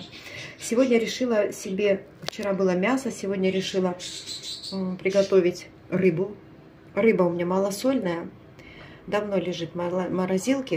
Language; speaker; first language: Russian; native; Russian